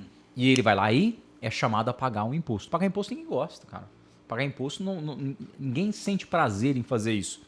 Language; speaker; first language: Portuguese; native; Portuguese